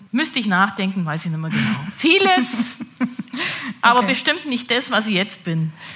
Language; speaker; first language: German; native; German